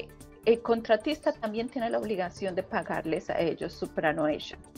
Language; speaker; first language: Spanish; native; Spanish